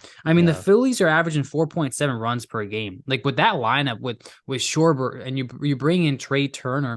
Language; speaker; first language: English; native; English